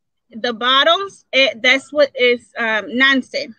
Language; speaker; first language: English; early bilingual, other home language; Spanish